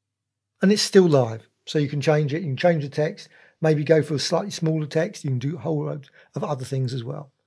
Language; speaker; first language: English; native; English